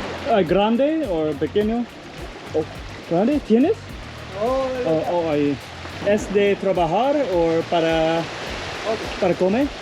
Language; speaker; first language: Spanish; non-native, learner; English